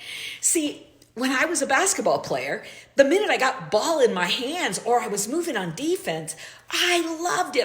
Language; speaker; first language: English; native; English